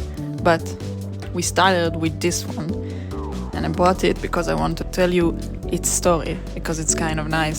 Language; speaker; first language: English; non-native, fluent; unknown